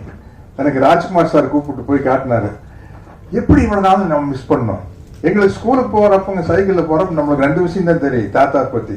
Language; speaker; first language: Tamil; native; Tamil